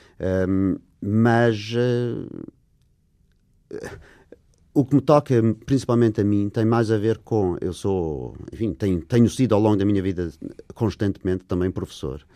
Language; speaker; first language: Portuguese; non-native, fluent; English